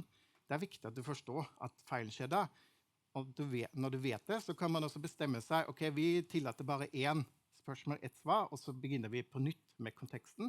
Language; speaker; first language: Norwegian; non-native, fluent; German